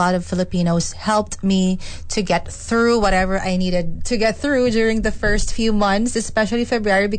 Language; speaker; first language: English; non-native, local second language; Cebuano